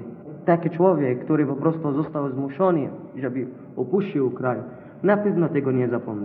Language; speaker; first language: Polish; non-native, learner; Arabic